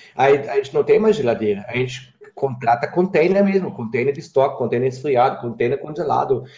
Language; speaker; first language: Portuguese; non-native, fluent; German